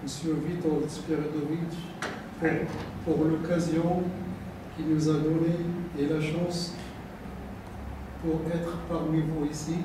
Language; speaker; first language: French; non-native, local second language; Arabic